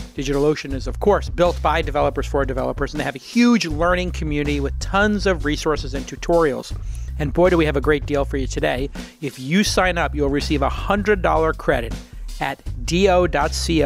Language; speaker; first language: English; native; English